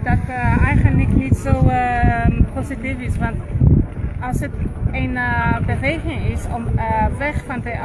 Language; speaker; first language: Dutch; non-native, fluent; Polish